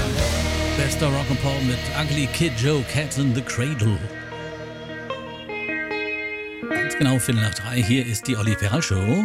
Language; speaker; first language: German; native; German